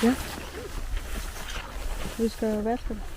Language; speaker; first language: Danish; non-native, learner; Thai